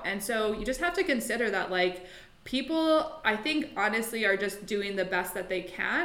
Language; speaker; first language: English; native; English